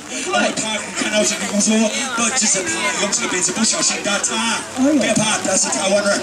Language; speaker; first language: Chinese; non-native, fluent; English